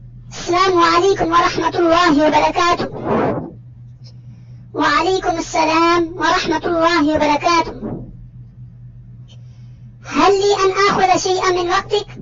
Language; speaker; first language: Arabic; non-native, fluent; Urdu